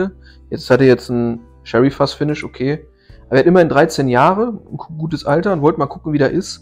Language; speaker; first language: German; native; German